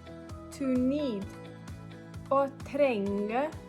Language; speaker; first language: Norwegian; non-native, learner; English